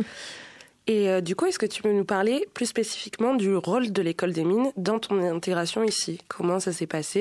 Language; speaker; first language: French; native; French